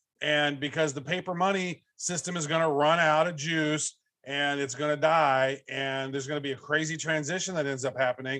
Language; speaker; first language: English; native; English